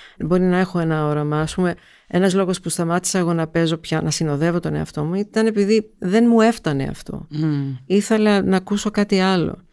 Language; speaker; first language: Greek; early bilingual, heritage; Greek